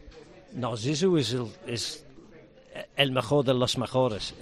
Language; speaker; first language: Spanish; non-native, learner; English